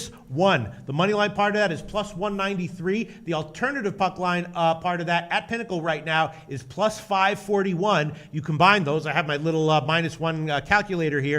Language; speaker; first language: English; native; English